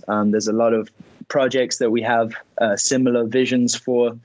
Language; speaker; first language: English; early bilingual, heritage; Spanish